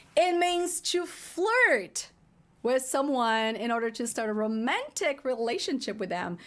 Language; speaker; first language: English; non-native, fluent; Portuguese